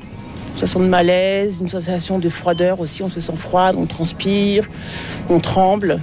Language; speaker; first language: French; native; French